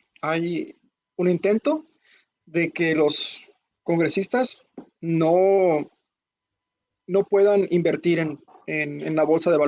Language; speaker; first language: Spanish; early bilingual, heritage; Spanish